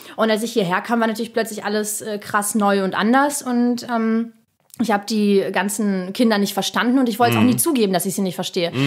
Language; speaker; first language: German; early bilingual, other home language; Russian